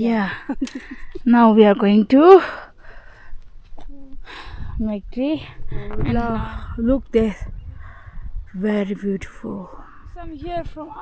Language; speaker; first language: English; non-native, learner; Tibetan